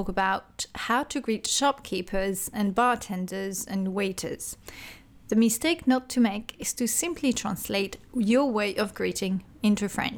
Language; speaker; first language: English; non-native, fluent; French